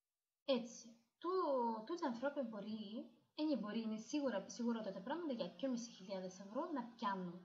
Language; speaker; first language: Greek; non-native, learner; Russian